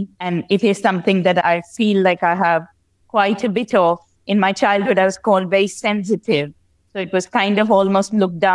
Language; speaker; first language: English; non-native, local second language; Hindi